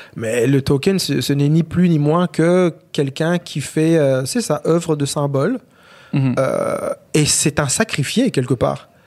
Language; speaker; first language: French; non-native, local second language; Kinyarwanda